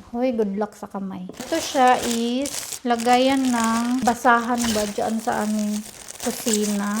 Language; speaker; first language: Filipino; non-native, local second language; Cebuano